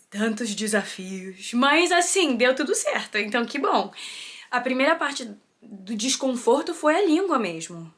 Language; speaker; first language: Portuguese; early bilingual, heritage; Portuguese